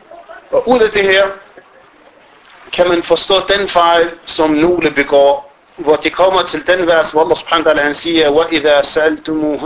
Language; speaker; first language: Danish; early bilingual, other home language; Arabic